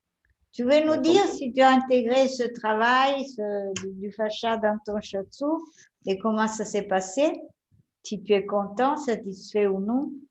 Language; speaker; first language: French; non-native, fluent; Italian